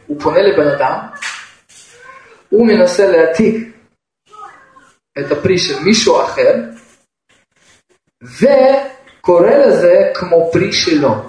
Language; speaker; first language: Hebrew; non-native, fluent; Russian